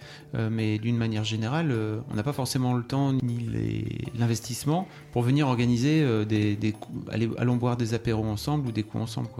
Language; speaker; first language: French; native; French